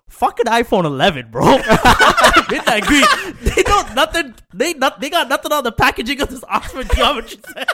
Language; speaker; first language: English; early bilingual, other home language; Tamil